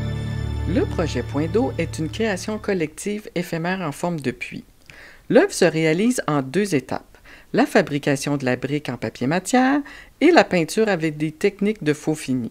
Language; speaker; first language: French; native; French